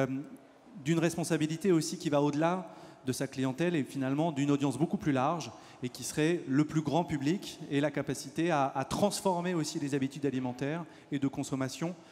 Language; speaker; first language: French; native; French